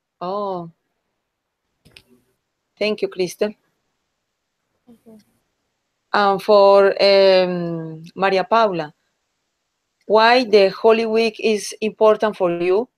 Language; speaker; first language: English; non-native, learner; Spanish